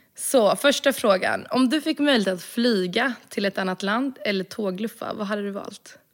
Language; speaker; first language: Swedish; early bilingual, other home language; Romany